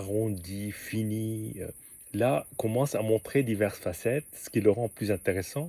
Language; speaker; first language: French; native; French